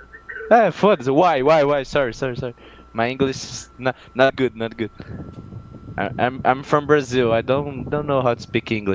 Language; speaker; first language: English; non-native, learner; Portuguese